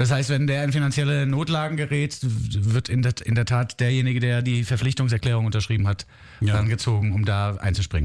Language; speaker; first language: German; native; German